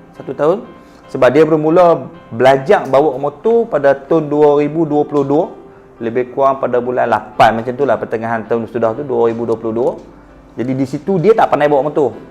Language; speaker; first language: Malay; native; Malay